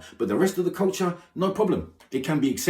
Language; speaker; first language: English; native; English